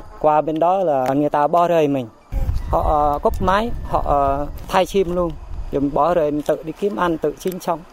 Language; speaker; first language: Vietnamese; non-native, local second language; Jarai